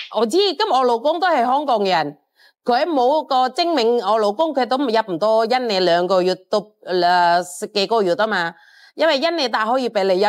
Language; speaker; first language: Cantonese; non-native, fluent; Indonesian